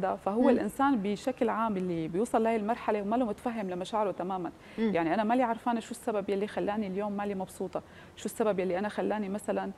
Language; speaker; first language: Arabic; native; Arabic